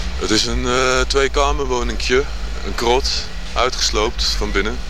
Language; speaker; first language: Dutch; native; Dutch